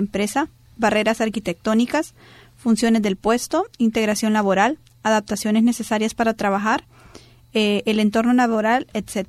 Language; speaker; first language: Spanish; native; Spanish